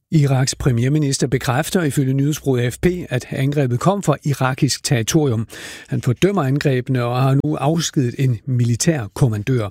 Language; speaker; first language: Danish; native; Danish